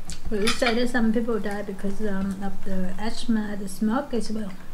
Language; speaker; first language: English; non-native, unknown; Vietnamese